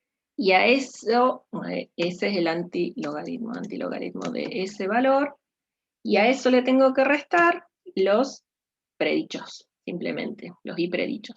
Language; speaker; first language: Spanish; native; Spanish